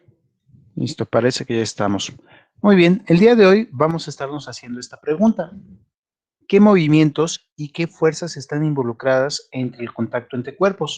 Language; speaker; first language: Spanish; native; Spanish